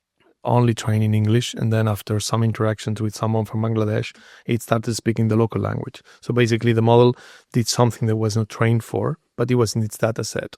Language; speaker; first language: English; non-native, fluent; Spanish